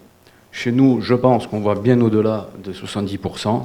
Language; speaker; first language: French; non-native, local second language; Wolof